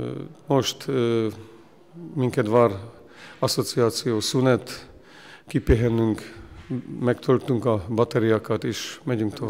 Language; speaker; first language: Hungarian; non-native, learner; Slovak